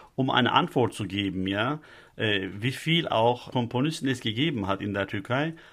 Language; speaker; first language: German; non-native, fluent; Turkish